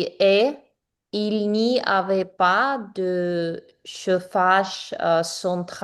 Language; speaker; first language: French; non-native, learner; English